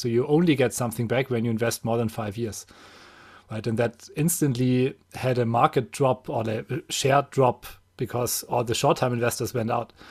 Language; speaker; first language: English; non-native, fluent; German